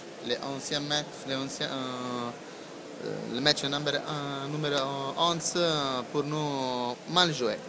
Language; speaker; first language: French; non-native, learner; Italian